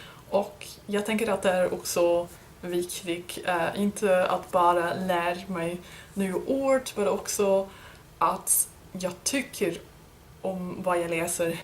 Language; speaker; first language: Swedish; non-native, learner; English